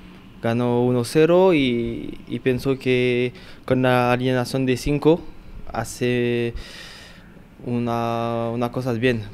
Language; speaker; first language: Spanish; non-native, learner; French